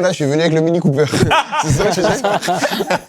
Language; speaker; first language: French; native; French